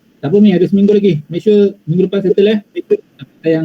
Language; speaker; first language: Malay; native; Malay